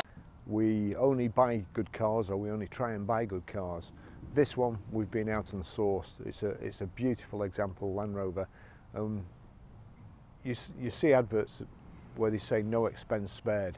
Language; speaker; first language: English; native; English